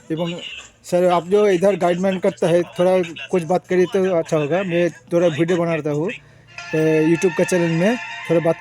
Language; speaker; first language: Hindi; non-native, local second language; Bangla